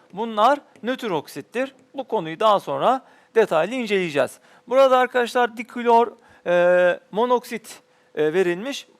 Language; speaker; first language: Turkish; native; Turkish